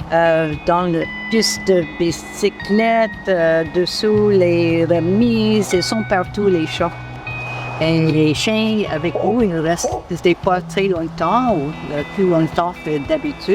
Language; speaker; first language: French; non-native, local second language; English